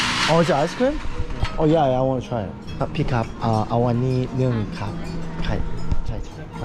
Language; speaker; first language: English; non-native, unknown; Korean